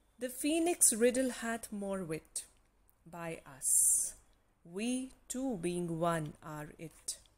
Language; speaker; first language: English; non-native, local second language; Punjabi